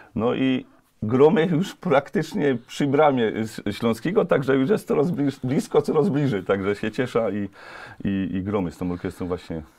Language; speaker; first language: Polish; native; Polish